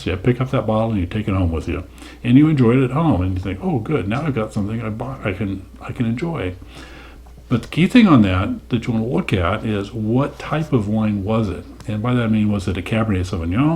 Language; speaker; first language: English; native; English